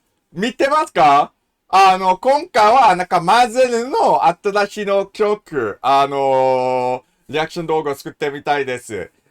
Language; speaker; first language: Japanese; non-native, learner; English